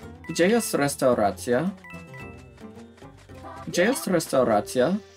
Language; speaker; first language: Polish; non-native, learner; English